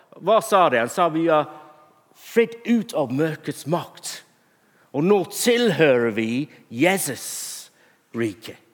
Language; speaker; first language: Norwegian; non-native, fluent; English